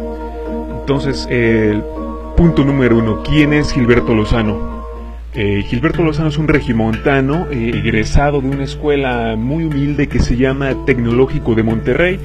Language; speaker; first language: Spanish; native; Spanish